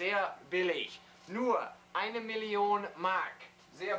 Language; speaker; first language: German; non-native, learner; English